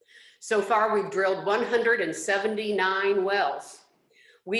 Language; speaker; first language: English; native; English